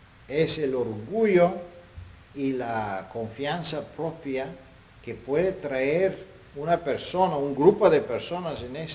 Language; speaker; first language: Spanish; non-native, fluent; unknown